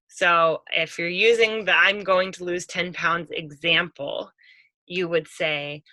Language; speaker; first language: English; native; English